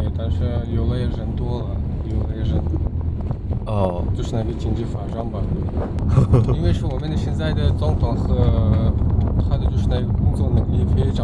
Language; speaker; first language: Chinese; non-native, fluent; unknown